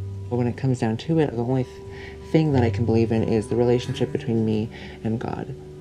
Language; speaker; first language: English; native; English